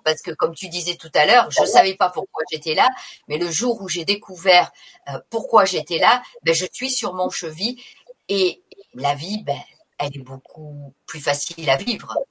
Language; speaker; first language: French; native; French